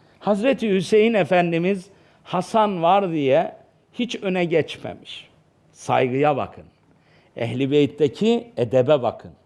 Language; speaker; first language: Turkish; native; Turkish